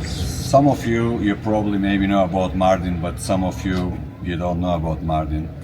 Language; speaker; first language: English; non-native, fluent; Turkish